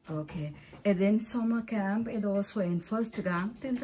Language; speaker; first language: Danish; non-native, fluent; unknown